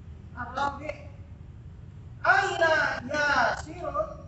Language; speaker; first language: Arabic; non-native, learner; Indonesian